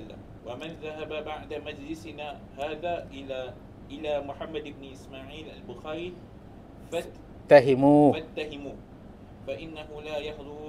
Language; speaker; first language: Arabic; non-native, learner; Malay